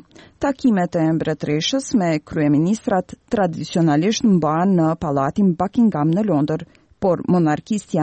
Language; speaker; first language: Albanian; native; Albanian